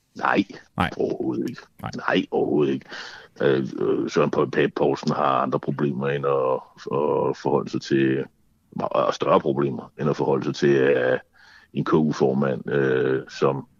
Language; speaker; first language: Danish; native; Danish